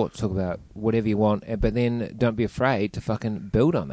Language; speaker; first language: English; native; English